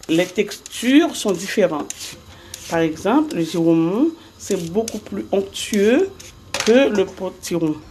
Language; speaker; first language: French; non-native, local second language; Haitian Creole